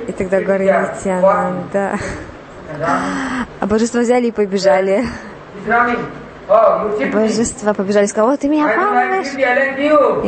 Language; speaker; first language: Russian; non-native, learner; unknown